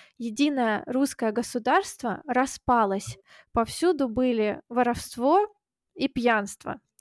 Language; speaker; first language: Russian; native; Russian